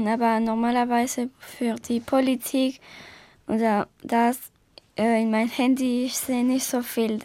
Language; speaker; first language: German; non-native, learner; Spanish